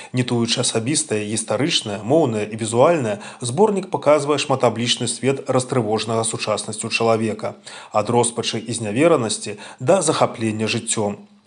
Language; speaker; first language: Belarusian; native; Belarusian